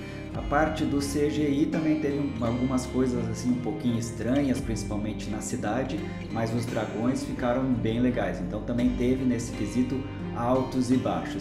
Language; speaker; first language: Portuguese; native; Portuguese